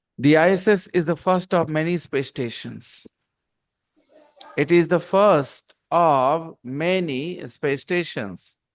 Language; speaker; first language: English; non-native, local second language; Hindi